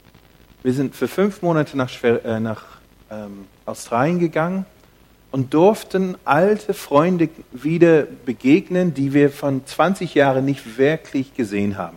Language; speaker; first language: German; non-native, fluent; English